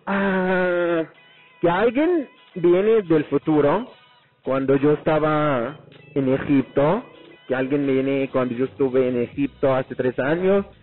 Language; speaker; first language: Spanish; non-native, fluent; Arabic